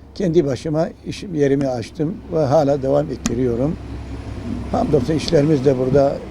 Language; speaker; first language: Turkish; native; Turkish